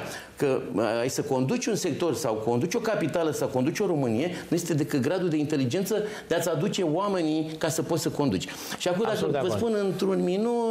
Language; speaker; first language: Romanian; native; Romanian